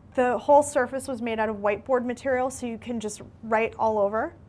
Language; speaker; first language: English; native; English